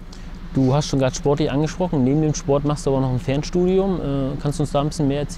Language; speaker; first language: German; native; German